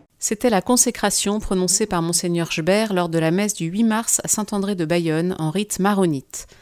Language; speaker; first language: French; native; French